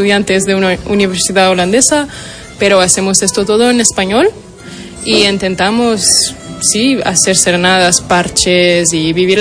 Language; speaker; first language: Spanish; non-native, fluent; Portuguese